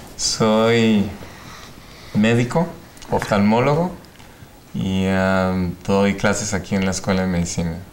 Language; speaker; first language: Spanish; native; Spanish